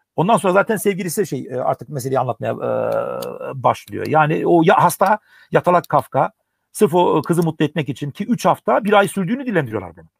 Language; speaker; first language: Turkish; early bilingual, heritage; Turkish